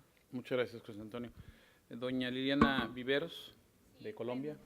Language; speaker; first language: Spanish; native; Spanish